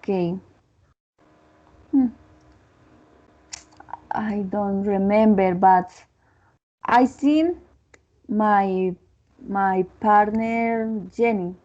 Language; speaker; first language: English; non-native, learner; Spanish